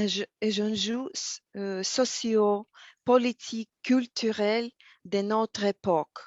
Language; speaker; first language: French; non-native, learner; Russian